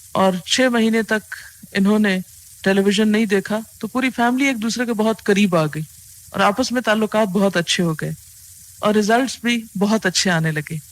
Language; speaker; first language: Urdu; native; Urdu